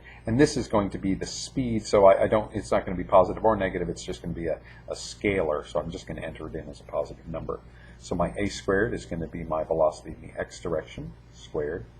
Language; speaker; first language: English; native; English